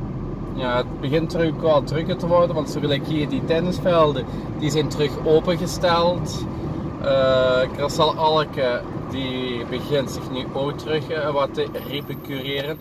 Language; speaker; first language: Dutch; native; Dutch